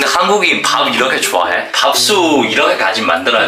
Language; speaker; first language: Korean; non-native, fluent; Chinese